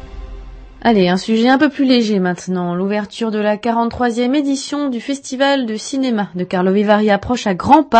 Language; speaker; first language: French; native; French